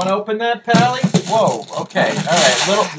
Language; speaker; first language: English; native; English